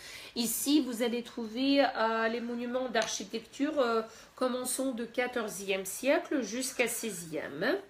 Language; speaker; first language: French; non-native, fluent; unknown